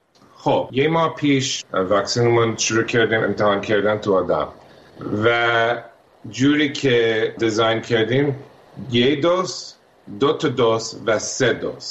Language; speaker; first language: Persian; early bilingual, heritage; Persian